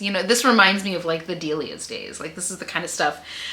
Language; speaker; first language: English; native; English